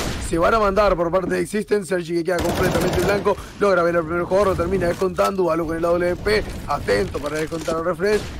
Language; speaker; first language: Spanish; native; Spanish